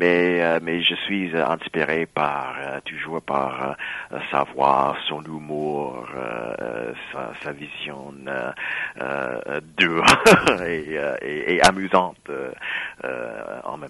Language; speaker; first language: French; non-native, fluent; English